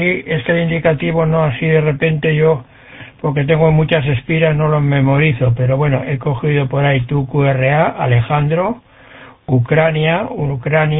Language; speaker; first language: Spanish; native; Spanish